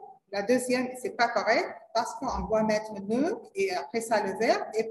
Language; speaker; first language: French; non-native, learner; Arabic